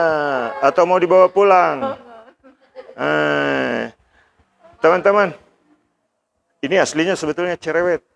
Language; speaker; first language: Indonesian; native; Indonesian